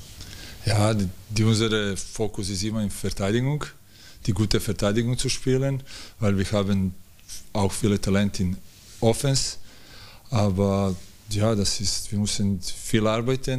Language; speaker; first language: German; non-native, learner; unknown